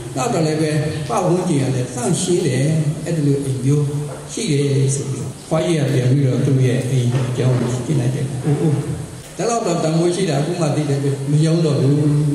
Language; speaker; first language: Burmese; non-native, local second language; S'gaw Karen